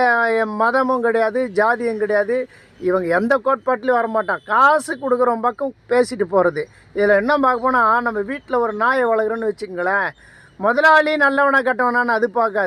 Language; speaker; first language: Tamil; native; Tamil